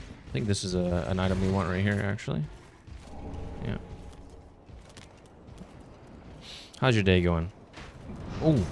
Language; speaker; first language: English; native; English